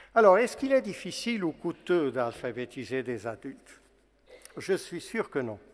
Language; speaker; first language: French; non-native, fluent; Portuguese